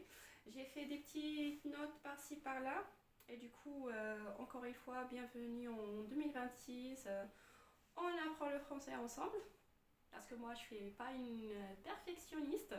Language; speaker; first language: French; non-native, fluent; Arabic